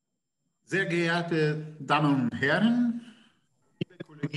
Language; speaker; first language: German; non-native, fluent; Polish